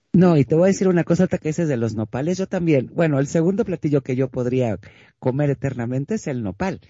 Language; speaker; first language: Spanish; native; Spanish